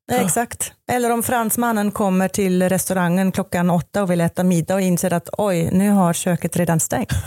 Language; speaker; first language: Swedish; non-native, fluent; German